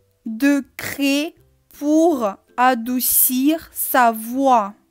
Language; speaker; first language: French; non-native, fluent; Russian